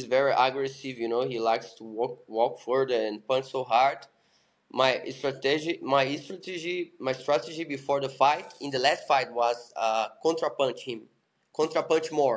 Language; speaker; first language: English; non-native, learner; Portuguese